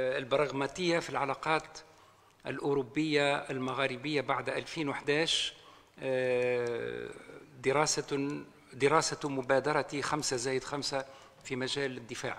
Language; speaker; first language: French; non-native, local second language; Arabic